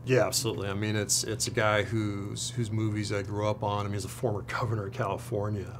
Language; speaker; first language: English; native; English